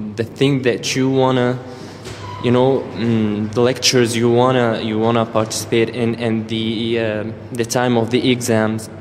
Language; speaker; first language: English; non-native, fluent; Arabic